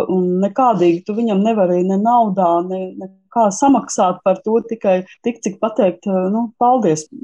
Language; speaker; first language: Latvian; native; Latvian